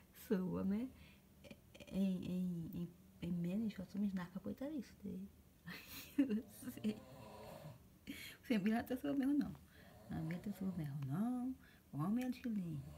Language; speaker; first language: Swedish; non-native, learner; Portuguese